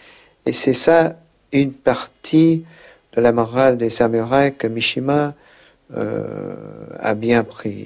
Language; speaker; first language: French; non-native, fluent; English